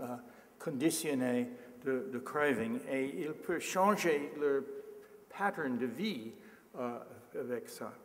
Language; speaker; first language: French; non-native, learner; English